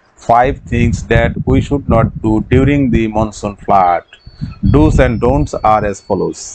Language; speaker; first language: English; non-native, local second language; Assamese